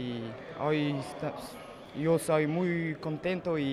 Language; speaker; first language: Spanish; non-native, learner; French